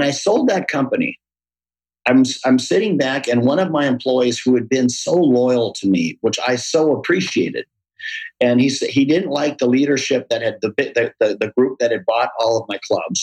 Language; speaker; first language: English; native; English